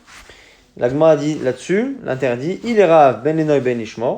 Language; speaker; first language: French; native; French